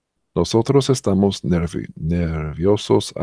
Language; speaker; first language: Spanish; non-native, learner; English